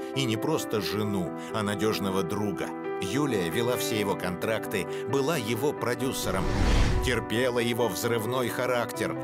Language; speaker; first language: Russian; native; Russian